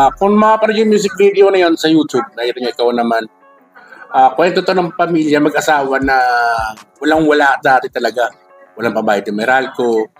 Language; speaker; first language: Filipino; non-native, local second language; Iloko